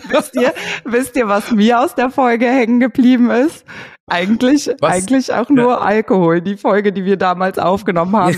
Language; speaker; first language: German; native; German